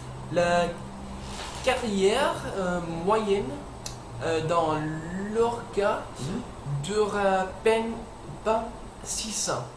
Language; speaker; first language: French; non-native, learner; English